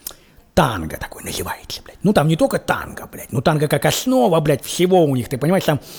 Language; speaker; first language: Russian; native; Russian